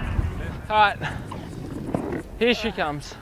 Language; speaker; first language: English; native; English